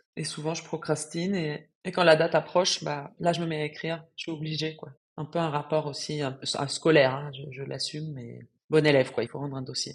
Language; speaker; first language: French; non-native, fluent; Spanish